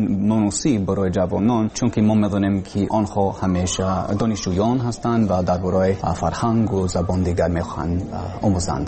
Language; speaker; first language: Persian; non-native, learner; English